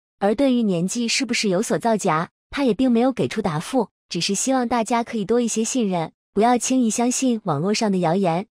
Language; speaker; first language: Chinese; native; Chinese